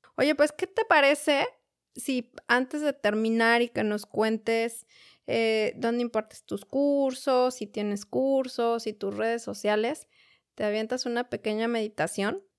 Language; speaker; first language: Spanish; native; Spanish